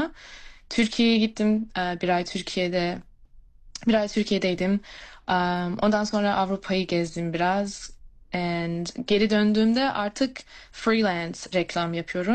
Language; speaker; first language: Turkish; early bilingual, heritage; Turkish